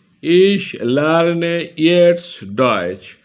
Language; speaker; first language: German; non-native, learner; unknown